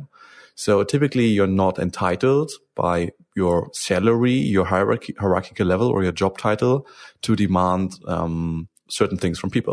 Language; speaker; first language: English; non-native, fluent; German